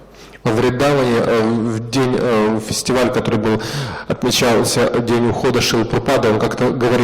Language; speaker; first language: Russian; native; Russian